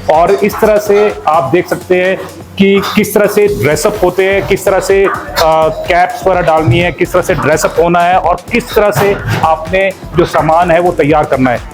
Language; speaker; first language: Hindi; native; Hindi